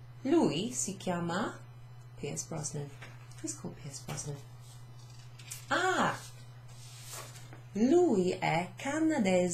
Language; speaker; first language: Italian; non-native, fluent; English